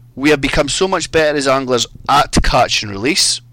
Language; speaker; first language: English; native; English